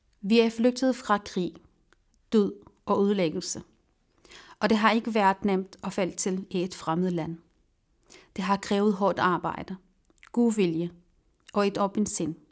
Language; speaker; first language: Danish; non-native, fluent; Arabic